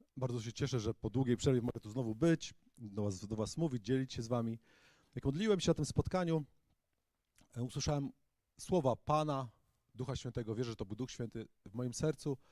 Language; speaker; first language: Polish; native; Polish